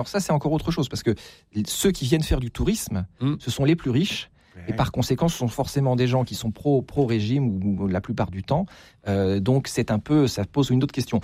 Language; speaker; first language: French; native; French